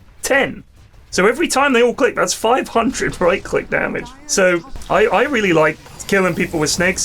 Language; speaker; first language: English; native; English